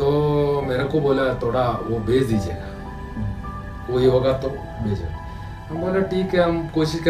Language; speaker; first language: Hindi; non-native, local second language; Malayalam